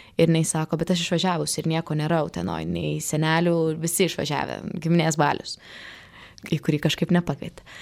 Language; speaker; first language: Lithuanian; native; Lithuanian